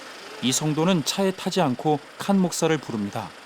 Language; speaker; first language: Korean; native; Korean